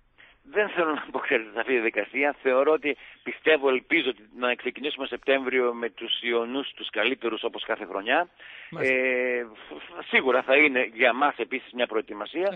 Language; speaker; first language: Greek; native; Greek